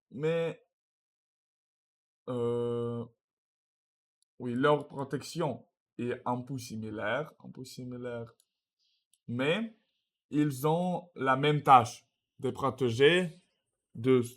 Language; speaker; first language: French; non-native, learner; Russian